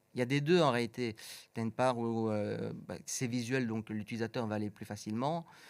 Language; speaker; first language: French; native; French